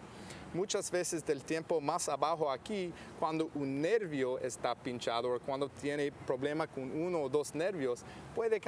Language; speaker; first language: Spanish; non-native, fluent; English